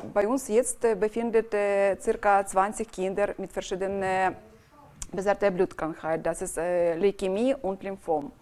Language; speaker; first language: German; non-native, learner; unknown